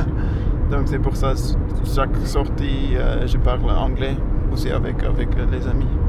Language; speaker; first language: French; non-native, learner; Afrikaans